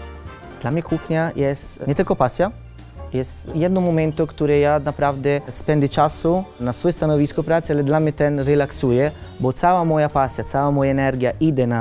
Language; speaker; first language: Polish; non-native, learner; Italian